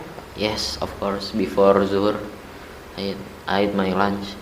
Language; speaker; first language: English; non-native, learner; Indonesian